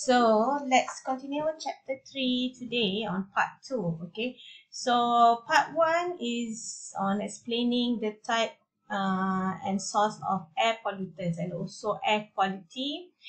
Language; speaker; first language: English; non-native, local second language; Malay